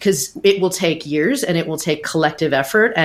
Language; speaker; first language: English; native; English